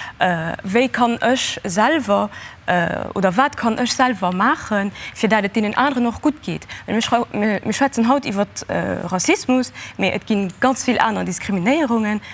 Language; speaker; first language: Luxembourgish; early bilingual, other home language; Kabuverdianu